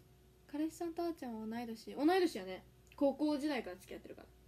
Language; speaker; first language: Japanese; native; Japanese